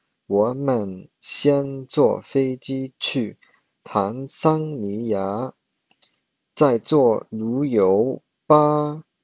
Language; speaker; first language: Chinese; early bilingual, heritage; Chinese